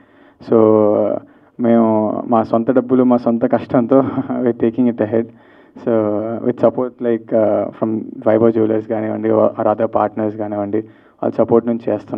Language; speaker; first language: Telugu; native; Telugu